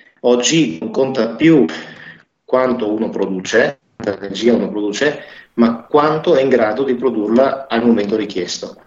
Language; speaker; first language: Italian; native; Italian